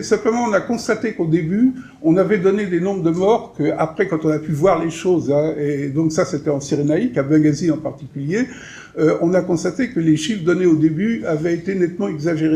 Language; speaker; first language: French; native; French